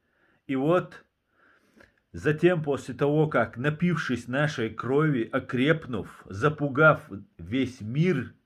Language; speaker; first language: Russian; non-native, local second language; Chechen